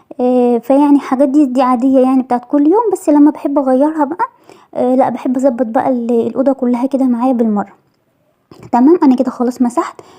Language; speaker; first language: Arabic; native; Arabic